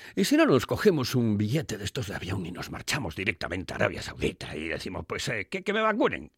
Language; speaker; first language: Spanish; native; Spanish